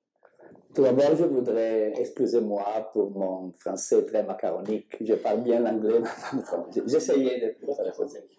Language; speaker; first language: French; non-native, learner; Italian